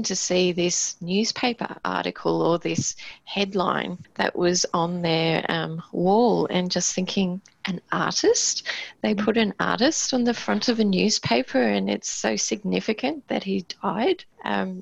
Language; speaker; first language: English; native; English